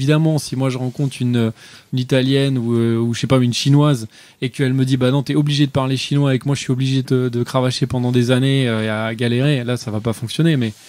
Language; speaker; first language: French; native; French